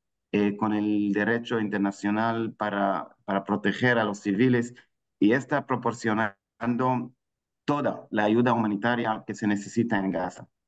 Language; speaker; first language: Spanish; non-native, fluent; Hebrew